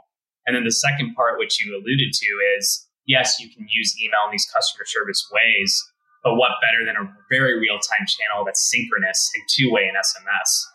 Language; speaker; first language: English; native; English